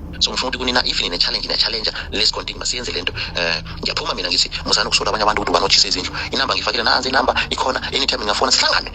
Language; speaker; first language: Zulu; non-native, fluent; Nyanja